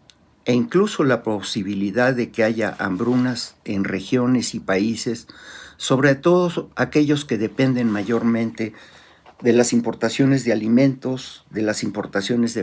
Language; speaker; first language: Spanish; native; Spanish